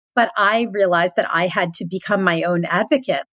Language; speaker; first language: English; native; English